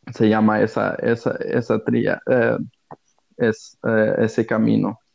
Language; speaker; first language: Spanish; non-native, fluent; German